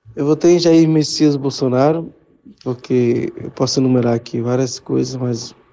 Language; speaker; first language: Portuguese; native; Portuguese